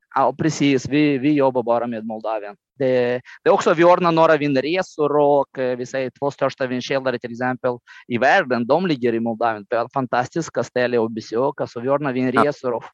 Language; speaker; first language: Swedish; non-native, fluent; Romanian